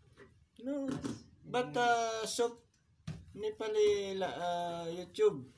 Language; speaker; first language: English; non-native, learner; Filipino